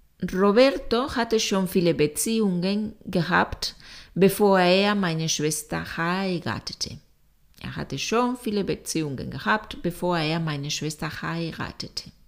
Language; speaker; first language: German; non-native, fluent; Spanish